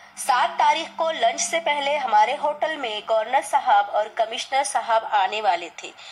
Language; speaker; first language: Urdu; native; Urdu